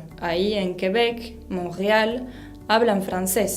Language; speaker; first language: Spanish; non-native, fluent; French